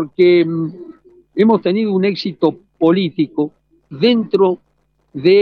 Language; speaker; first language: Spanish; native; Spanish